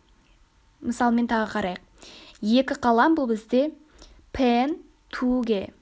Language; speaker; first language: Kazakh; non-native, learner; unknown